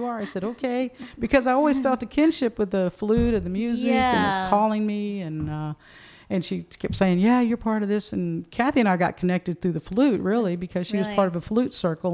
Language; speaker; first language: English; early bilingual, other home language; Spanish